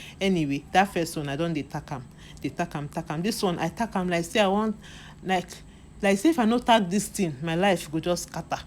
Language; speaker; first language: Nigerian Pidgin; non-native, local second language; Igbo